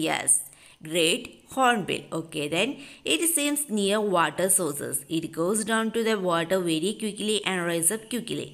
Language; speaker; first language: English; non-native, local second language; Malayalam